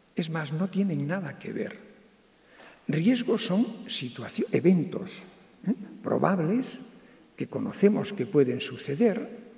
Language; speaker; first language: Spanish; native; Spanish